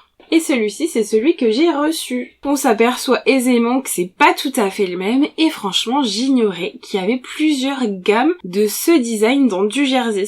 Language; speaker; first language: French; native; French